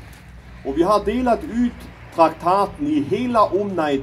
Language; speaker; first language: Swedish; non-native, learner; German